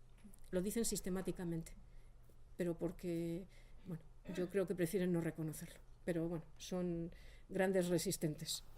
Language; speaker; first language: Spanish; native; Spanish